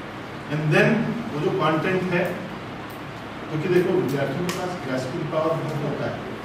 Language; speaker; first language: Hindi; native; Hindi